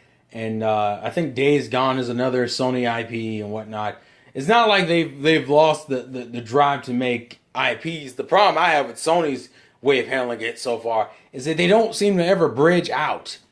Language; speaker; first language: English; native; English